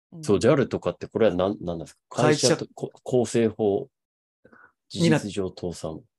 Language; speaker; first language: Japanese; native; Japanese